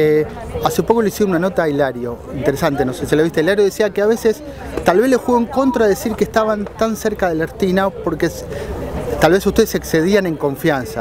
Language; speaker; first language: Spanish; native; Spanish